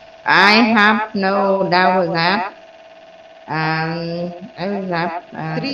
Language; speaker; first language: English; non-native, learner; Vietnamese